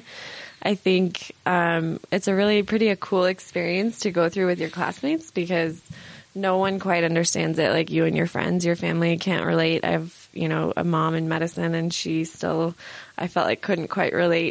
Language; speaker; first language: English; native; English